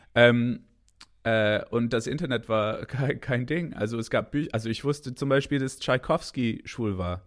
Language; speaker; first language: German; non-native, fluent; English